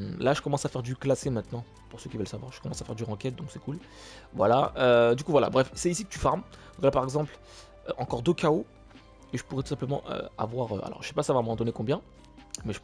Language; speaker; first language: French; native; French